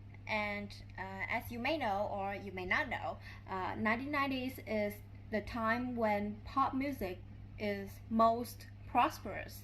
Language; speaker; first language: English; non-native, learner; Vietnamese